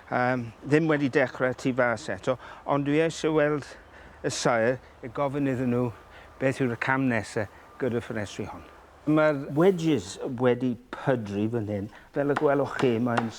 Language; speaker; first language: Welsh; non-native, local second language; English